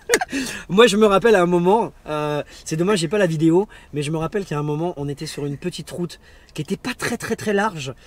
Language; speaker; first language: French; native; French